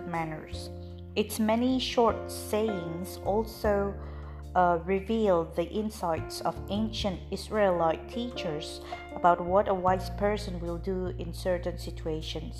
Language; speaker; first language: English; non-native, fluent; Indonesian